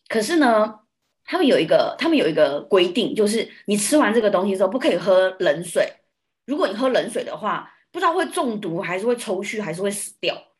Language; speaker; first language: Chinese; early bilingual, heritage; Chinese